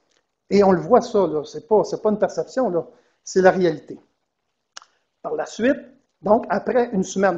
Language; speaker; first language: French; native; French